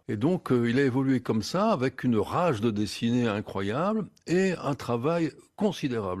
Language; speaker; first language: French; native; French